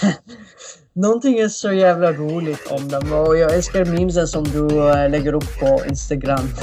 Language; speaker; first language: Swedish; non-native, fluent; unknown